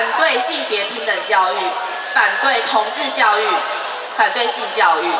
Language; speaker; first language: Chinese; native; Chinese